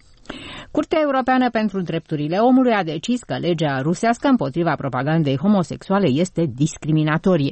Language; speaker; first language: Romanian; native; Romanian